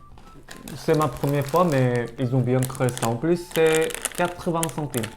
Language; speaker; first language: French; non-native, learner; Korean